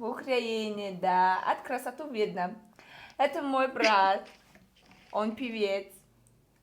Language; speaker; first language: Russian; non-native, learner; Tajik